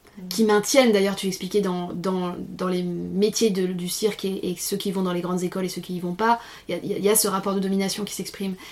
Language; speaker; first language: French; native; French